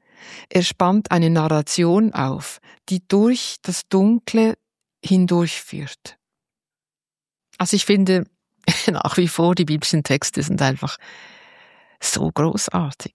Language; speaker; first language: German; native; German